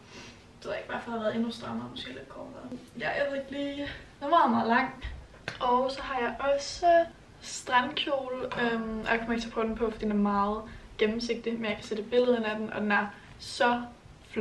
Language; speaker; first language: Danish; native; Danish